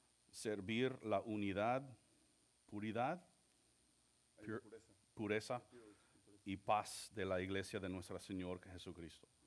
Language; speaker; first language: Spanish; non-native, fluent; English